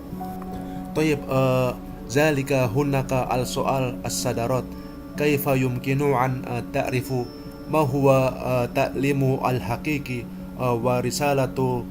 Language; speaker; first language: Arabic; non-native, learner; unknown